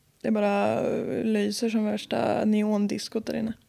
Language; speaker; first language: Swedish; native; Swedish